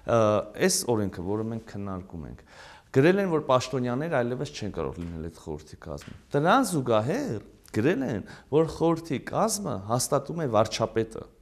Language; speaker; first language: Armenian; native; Armenian